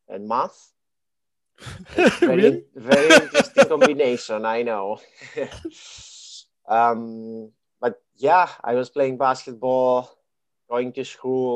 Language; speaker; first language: English; non-native, fluent; Greek